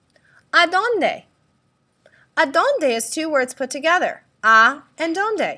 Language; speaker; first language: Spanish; non-native, fluent; English